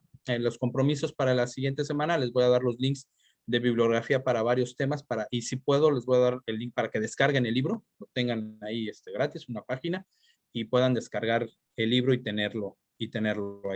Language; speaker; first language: Spanish; native; Spanish